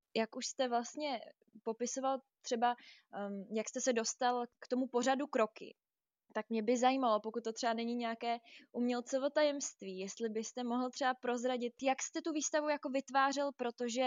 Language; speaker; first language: Czech; native; Czech